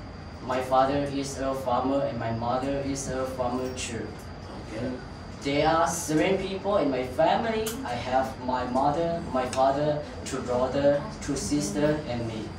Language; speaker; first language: English; non-native, learner; Hmong